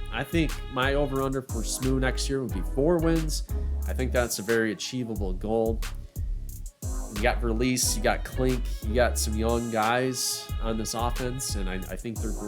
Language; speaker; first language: English; native; English